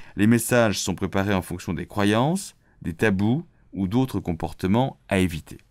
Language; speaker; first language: French; non-native, local second language; Haitian Creole